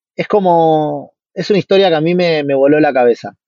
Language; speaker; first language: Spanish; native; Spanish